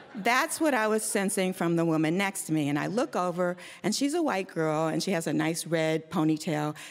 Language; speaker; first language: English; native; English